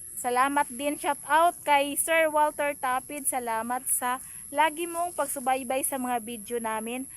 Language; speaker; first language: Filipino; non-native, local second language; Cebuano